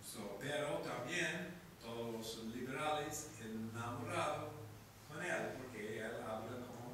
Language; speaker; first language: Spanish; non-native, fluent; English